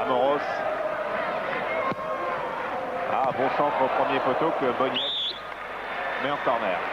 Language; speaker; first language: French; native; French